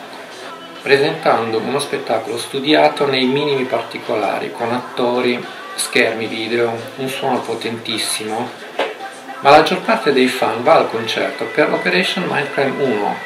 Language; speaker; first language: Italian; native; Italian